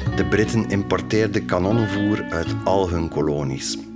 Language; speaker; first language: Dutch; native; Dutch